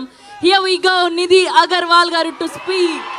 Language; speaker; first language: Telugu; native; Telugu